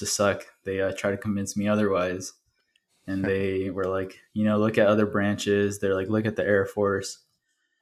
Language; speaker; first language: English; early bilingual, other home language; Spanish